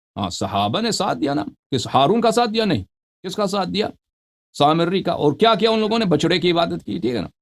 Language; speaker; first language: Urdu; non-native, fluent; Persian